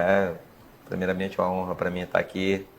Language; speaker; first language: Portuguese; native; Portuguese